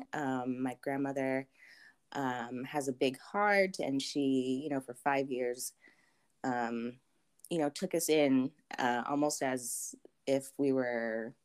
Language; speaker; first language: English; early bilingual, other home language; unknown